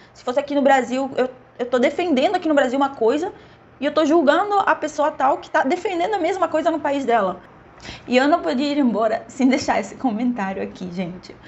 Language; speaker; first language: Portuguese; non-native, fluent; Spanish